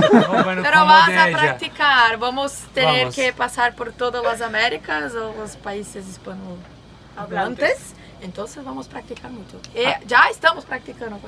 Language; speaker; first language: Spanish; non-native, learner; Portuguese